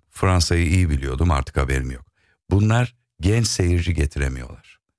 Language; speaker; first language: Turkish; native; Turkish